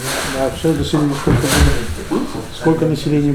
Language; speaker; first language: Russian; native; Russian